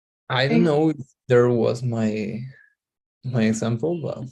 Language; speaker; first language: English; non-native, learner; Spanish